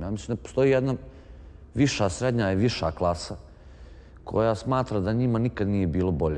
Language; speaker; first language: Croatian; native; Croatian